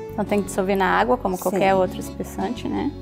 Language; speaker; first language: Spanish; non-native, learner; Portuguese